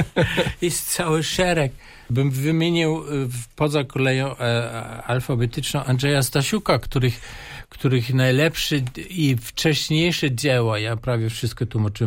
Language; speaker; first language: Polish; non-native, fluent; German